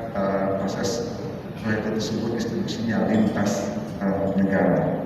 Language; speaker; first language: Indonesian; native; Indonesian